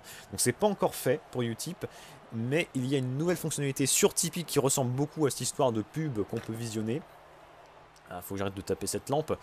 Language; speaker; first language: French; native; French